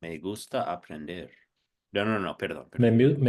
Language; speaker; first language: Spanish; non-native, fluent; English